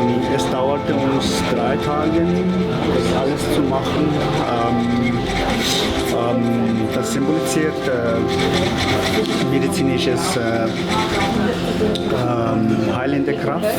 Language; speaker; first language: German; non-native, fluent; Tibetan